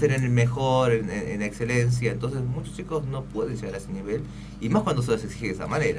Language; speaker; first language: Spanish; early bilingual, other home language; Korean